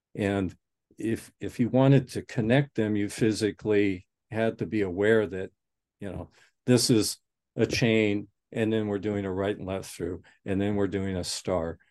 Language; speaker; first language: English; native; English